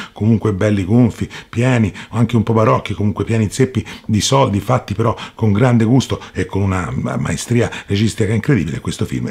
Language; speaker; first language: Italian; native; Italian